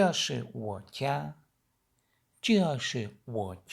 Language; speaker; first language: Chinese; non-native, learner; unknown